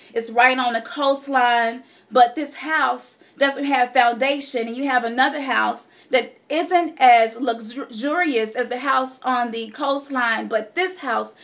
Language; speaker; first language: English; native; English